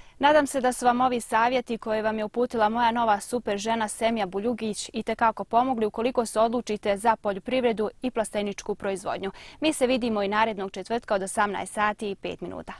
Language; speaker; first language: Croatian; native; Croatian